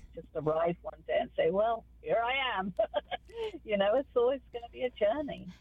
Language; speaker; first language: English; native; English